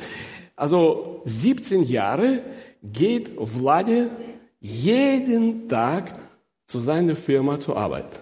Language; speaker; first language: German; non-native, fluent; Russian